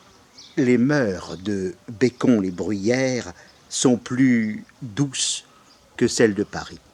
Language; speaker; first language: French; native; French